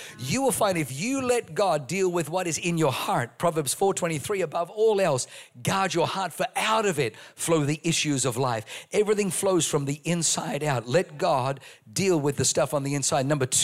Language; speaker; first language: English; non-native, local second language; German